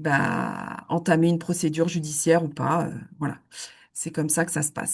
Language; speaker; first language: French; native; French